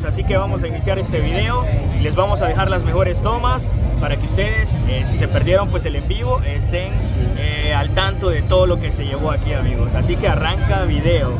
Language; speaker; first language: Spanish; native; Spanish